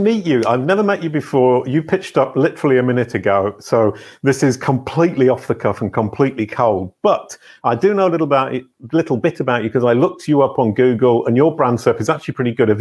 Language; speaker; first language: English; native; English